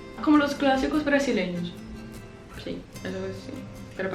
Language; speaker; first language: Spanish; non-native, fluent; English